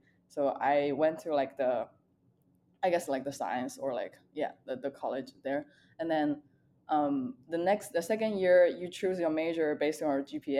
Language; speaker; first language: English; non-native, fluent; Chinese